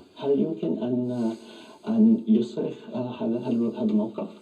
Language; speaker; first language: Arabic; non-native, fluent; English